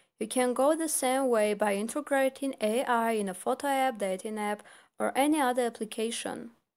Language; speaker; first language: English; non-native, fluent; Armenian